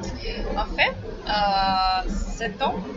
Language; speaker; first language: French; non-native, fluent; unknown